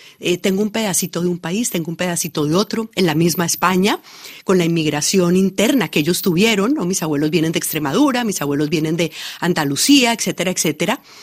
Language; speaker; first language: Spanish; native; Spanish